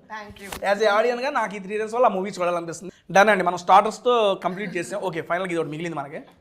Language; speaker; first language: Telugu; native; Telugu